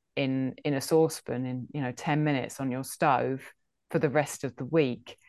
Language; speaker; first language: English; native; English